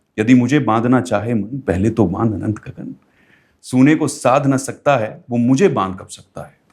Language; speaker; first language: Hindi; native; Hindi